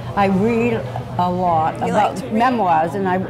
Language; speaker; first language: English; native; English